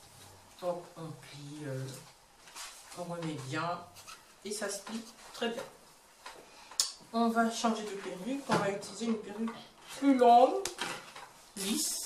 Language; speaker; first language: French; native; French